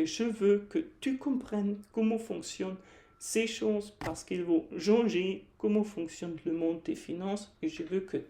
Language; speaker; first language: French; non-native, fluent; German